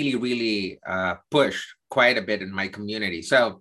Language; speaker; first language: English; non-native, local second language; Tamil